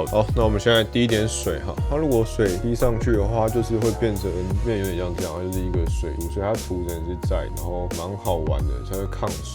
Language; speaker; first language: Chinese; native; Chinese